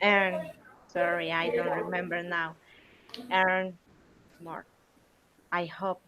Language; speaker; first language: English; non-native, learner; Spanish